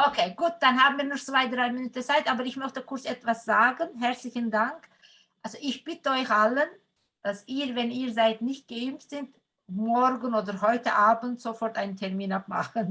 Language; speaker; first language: German; non-native, fluent; Turkish